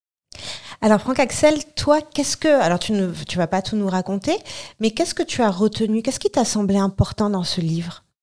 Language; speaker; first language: French; native; French